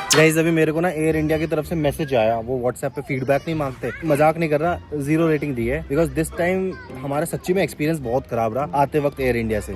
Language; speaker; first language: Hindi; native; Hindi